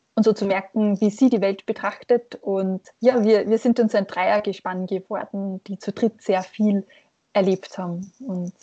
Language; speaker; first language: German; native; German